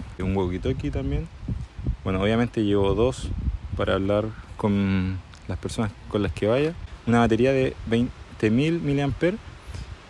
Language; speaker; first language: Spanish; native; Spanish